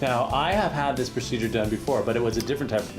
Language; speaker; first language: English; native; English